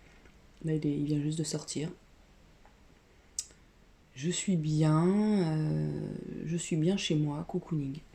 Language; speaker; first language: French; native; French